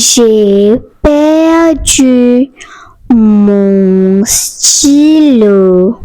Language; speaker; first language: French; non-native, fluent; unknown